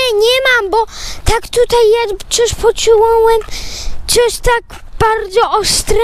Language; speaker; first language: Polish; early bilingual, heritage; Polish